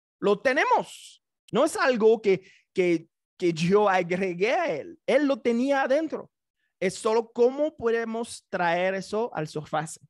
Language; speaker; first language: Spanish; non-native, fluent; French